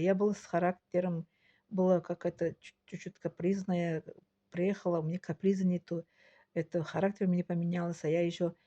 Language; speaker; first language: Russian; non-native, local second language; Tajik